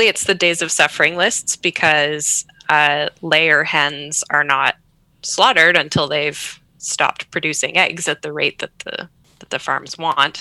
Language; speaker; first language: English; native; English